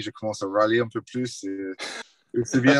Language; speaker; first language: French; non-native, fluent; English